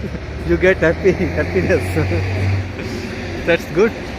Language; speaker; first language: English; non-native, local second language; Hindi